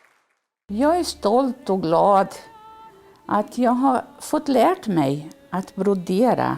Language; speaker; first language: Swedish; early bilingual, heritage; Swedish